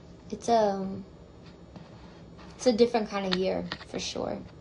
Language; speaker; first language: English; native; English